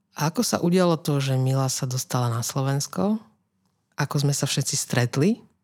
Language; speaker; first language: Slovak; native; Slovak